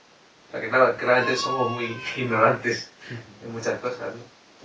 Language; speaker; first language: Spanish; native; Spanish